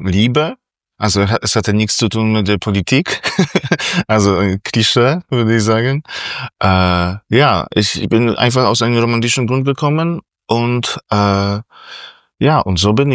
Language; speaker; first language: German; non-native, fluent; Polish